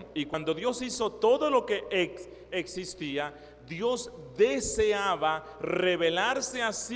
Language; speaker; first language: Spanish; native; Spanish